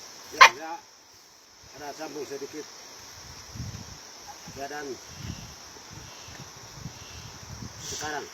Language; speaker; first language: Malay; non-native, local second language; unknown